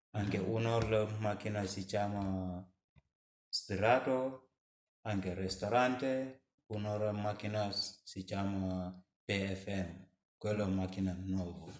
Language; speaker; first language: Italian; non-native, learner; Mandingo